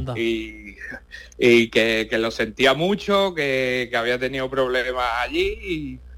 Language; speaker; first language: Spanish; native; Spanish